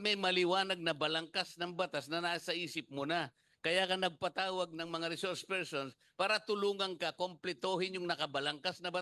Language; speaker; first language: Filipino; native; Filipino